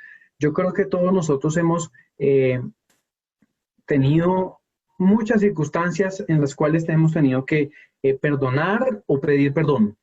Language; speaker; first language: Spanish; native; Spanish